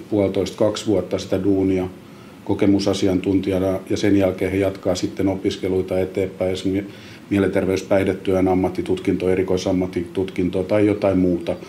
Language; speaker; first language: Finnish; native; Finnish